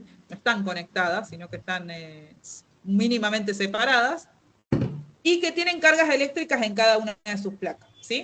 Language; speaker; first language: Spanish; native; Spanish